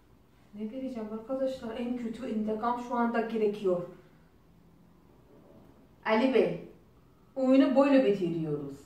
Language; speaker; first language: Turkish; non-native, learner; Azerbaijani